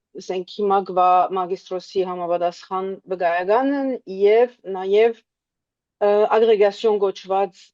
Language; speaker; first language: Armenian; early bilingual, heritage; Armenian